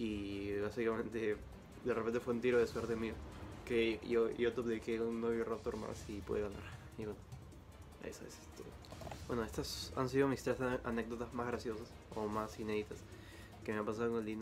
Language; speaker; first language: Spanish; native; Spanish